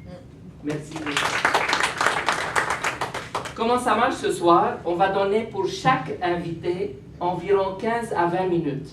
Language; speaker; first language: French; non-native, fluent; Arabic